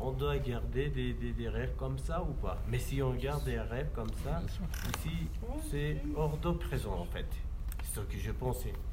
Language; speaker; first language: French; non-native, learner; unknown